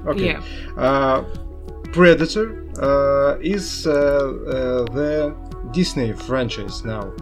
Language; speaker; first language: English; non-native, learner; Russian